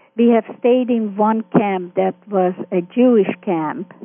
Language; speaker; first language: English; early bilingual, other home language; Hungarian